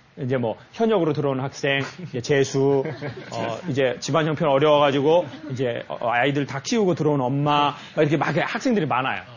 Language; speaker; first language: Korean; native; Korean